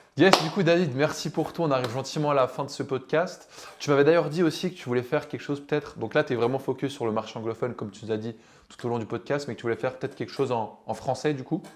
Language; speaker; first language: French; native; French